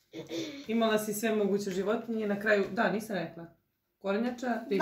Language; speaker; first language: Croatian; native; Croatian